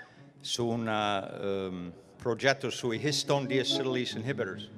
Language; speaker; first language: Italian; early bilingual, heritage; English